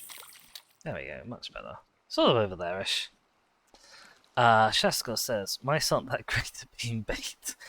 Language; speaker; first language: English; native; English